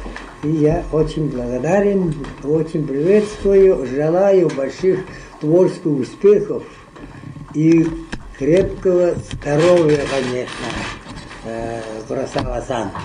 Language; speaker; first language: Russian; non-native, local second language; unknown